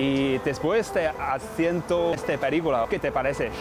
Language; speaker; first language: Spanish; non-native, learner; Chinese